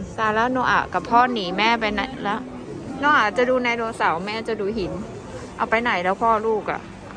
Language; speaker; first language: Thai; native; Thai